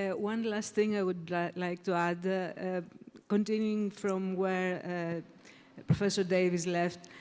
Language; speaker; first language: English; non-native, fluent; Greek